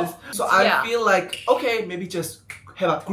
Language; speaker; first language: English; non-native, fluent; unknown